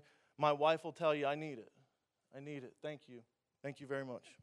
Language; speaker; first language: English; native; English